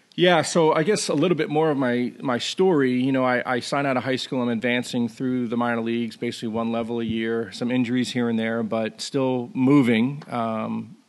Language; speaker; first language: English; native; English